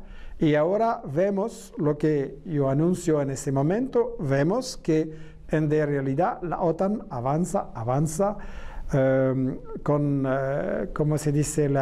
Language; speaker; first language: Spanish; non-native, fluent; French